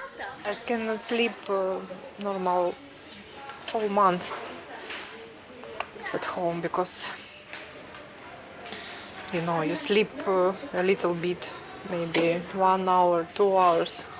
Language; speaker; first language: English; non-native, learner; Russian